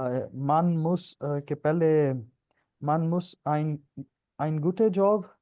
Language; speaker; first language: German; non-native, learner; Punjabi